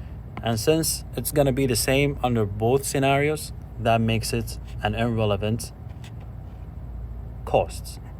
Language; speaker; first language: English; non-native, fluent; Arabic